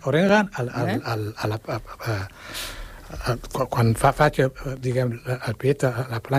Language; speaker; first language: Catalan; non-native, fluent; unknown